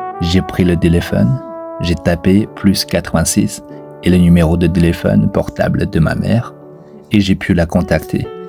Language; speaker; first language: French; non-native, fluent; Chinese